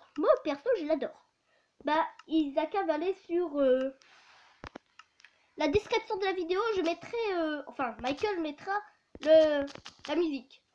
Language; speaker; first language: French; native; French